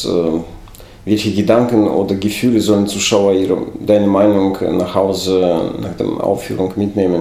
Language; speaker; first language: German; non-native, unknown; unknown